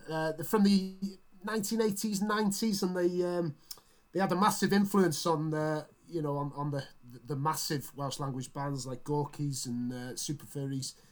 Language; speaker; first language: English; native; English